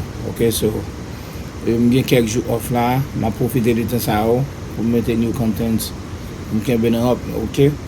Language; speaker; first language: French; non-native, local second language; Haitian Creole